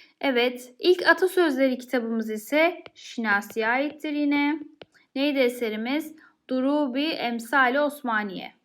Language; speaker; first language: Turkish; native; Turkish